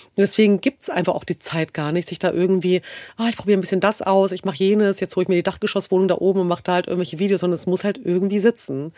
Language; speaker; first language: German; early bilingual, other home language; Kurdish